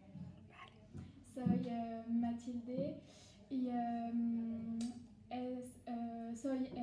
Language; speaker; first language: Spanish; non-native, learner; French